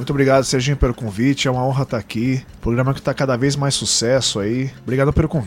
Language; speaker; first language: Portuguese; native; Portuguese